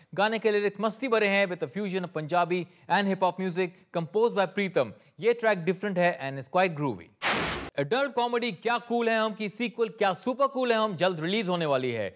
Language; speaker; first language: Hindi; native; Hindi